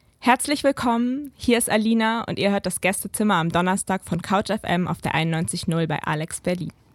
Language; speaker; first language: German; native; German